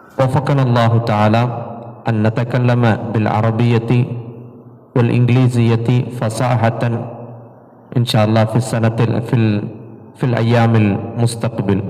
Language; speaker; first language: Arabic; non-native, fluent; Tamil